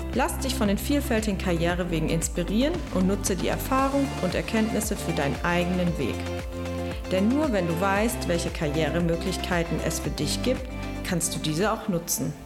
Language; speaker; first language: German; native; German